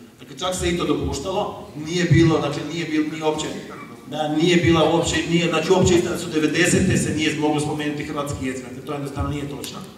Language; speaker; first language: Croatian; native; Croatian